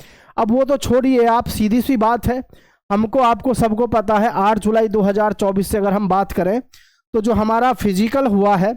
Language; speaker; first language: Hindi; native; Hindi